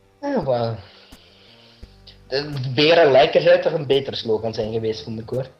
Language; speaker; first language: Dutch; native; Dutch